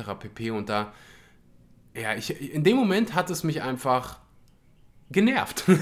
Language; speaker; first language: German; early bilingual, other home language; Russian